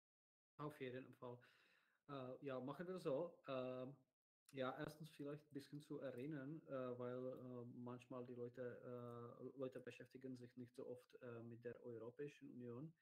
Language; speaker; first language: German; non-native, learner; Czech